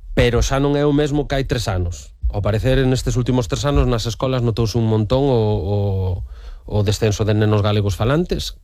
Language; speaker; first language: Galician; native; Galician